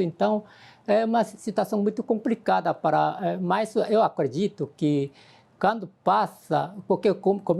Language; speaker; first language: Portuguese; non-native, learner; Korean